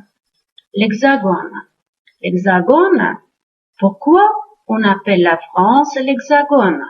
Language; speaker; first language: French; non-native, fluent; Uzbek